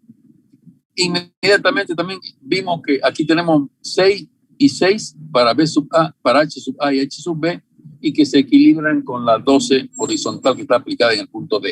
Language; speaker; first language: Spanish; native; Spanish